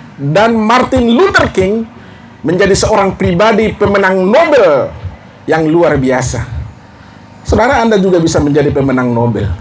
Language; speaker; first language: Indonesian; non-native, local second language; Batak Toba